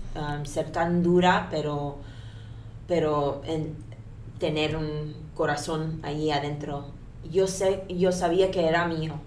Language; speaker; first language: Spanish; early bilingual, heritage; Spanish